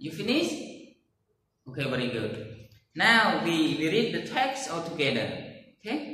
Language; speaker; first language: English; non-native, learner; Khmer